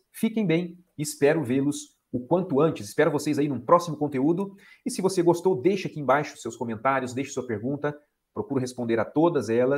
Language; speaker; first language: Portuguese; native; Portuguese